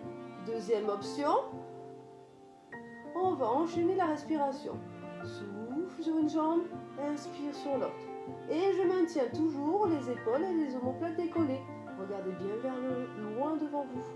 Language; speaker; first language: French; native; French